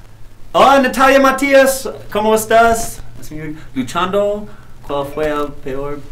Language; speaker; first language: Spanish; non-native, learner; English